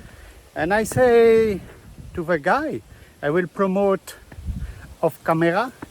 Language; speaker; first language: English; non-native, learner; French